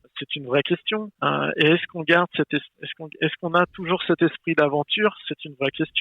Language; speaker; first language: French; native; French